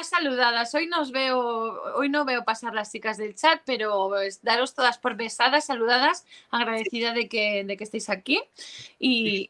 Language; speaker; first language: Spanish; native; Spanish